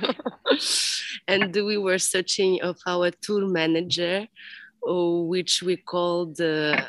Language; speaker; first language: English; non-native, learner; Ukrainian